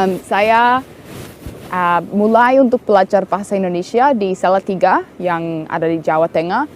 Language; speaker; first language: Indonesian; non-native, fluent; English